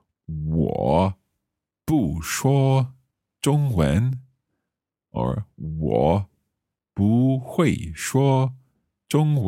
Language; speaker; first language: Chinese; non-native, learner; English